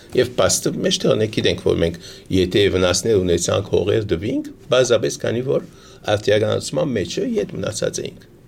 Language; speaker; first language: Armenian; early bilingual, heritage; Armenian